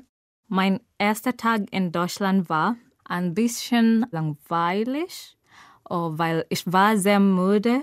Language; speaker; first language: German; non-native, learner; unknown